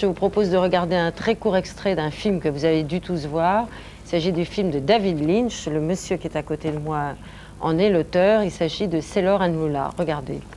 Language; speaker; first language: French; native; French